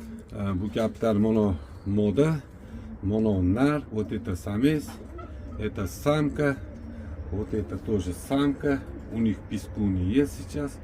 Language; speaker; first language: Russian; non-native, local second language; Uzbek